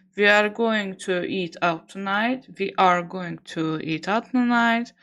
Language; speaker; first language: English; non-native, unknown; Azerbaijani